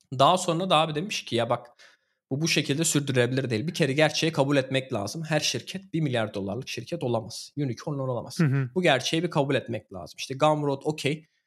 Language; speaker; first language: Turkish; native; Turkish